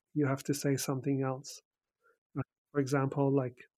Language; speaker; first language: English; early bilingual, other home language; Persian